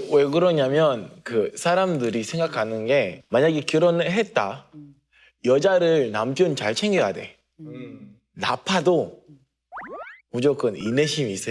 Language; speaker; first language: Korean; non-native, fluent; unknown